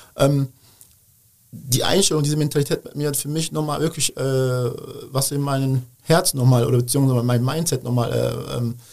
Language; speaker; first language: German; early bilingual, other home language; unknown